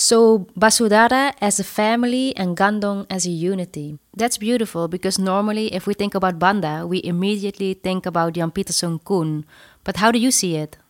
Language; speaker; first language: English; non-native, fluent; Dutch